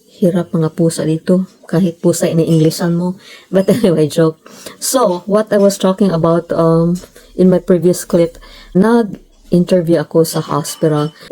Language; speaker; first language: Filipino; non-native, local second language; Cebuano